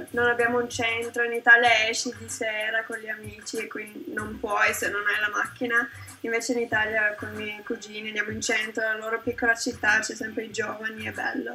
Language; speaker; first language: Italian; early bilingual, heritage; Italian